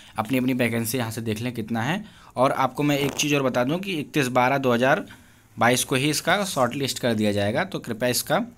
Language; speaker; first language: Hindi; native; Hindi